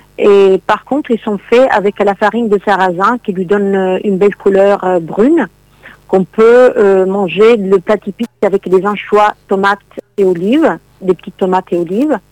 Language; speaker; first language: French; non-native, fluent; Italian